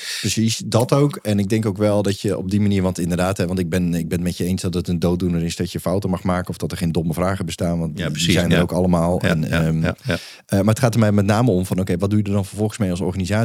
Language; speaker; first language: Dutch; native; Dutch